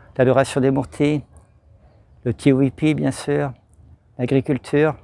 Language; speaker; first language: French; native; French